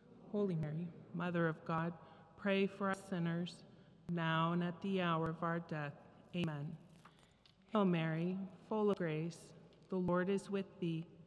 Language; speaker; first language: English; native; English